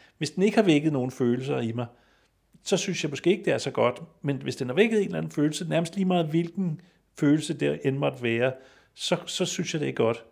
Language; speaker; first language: Danish; native; Danish